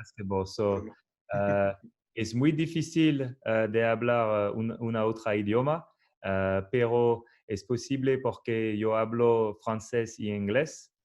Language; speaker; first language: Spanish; non-native, learner; French